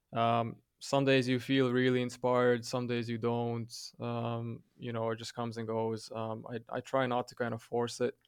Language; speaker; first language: English; non-native, fluent; Latvian